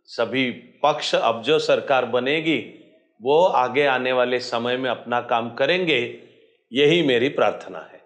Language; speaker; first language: Hindi; non-native, local second language; Marathi